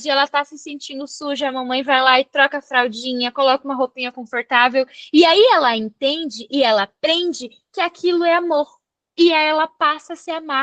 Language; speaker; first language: Portuguese; native; Portuguese